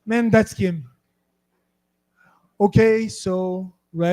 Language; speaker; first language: English; non-native, fluent; Portuguese